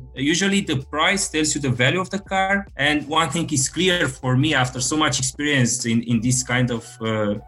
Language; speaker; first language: English; non-native, fluent; Romanian